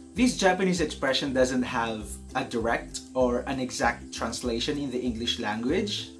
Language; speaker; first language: English; non-native, local second language; Iloko